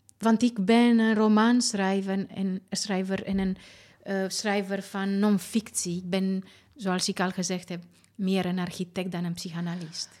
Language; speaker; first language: Dutch; non-native, fluent; Romanian